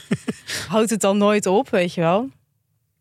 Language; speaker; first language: Dutch; native; Dutch